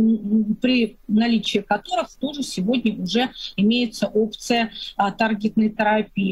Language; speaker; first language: Russian; native; Russian